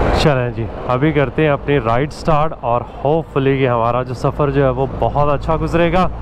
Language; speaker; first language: Urdu; non-native, local second language; Pashto